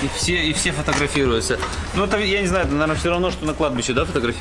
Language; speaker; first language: Russian; native; Russian